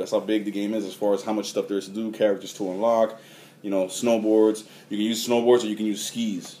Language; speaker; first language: English; native; English